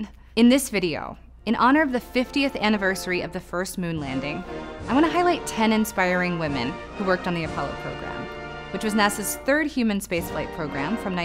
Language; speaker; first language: English; native; English